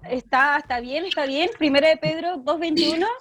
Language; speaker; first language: Spanish; native; Spanish